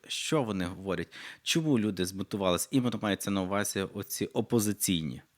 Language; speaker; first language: Ukrainian; native; Ukrainian